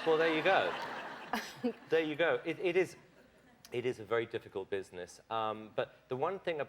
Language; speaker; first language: English; native; English